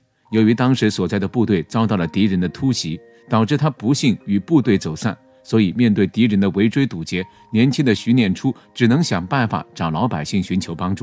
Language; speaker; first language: Chinese; native; Chinese